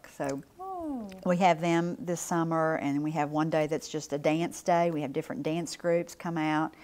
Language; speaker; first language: English; native; English